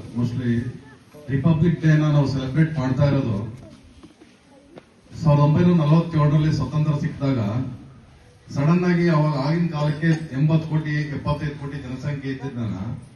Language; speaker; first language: Kannada; native; Kannada